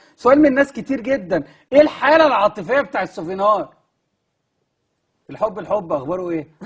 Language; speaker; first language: Egyptian Arabic; native; Egyptian Arabic